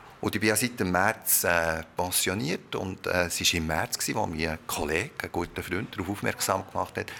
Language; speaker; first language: German; early bilingual, other home language; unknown